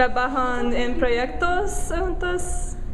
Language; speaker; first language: Spanish; non-native, learner; English